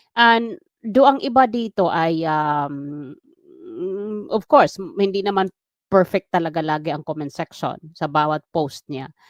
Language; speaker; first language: Filipino; non-native, local second language; Waray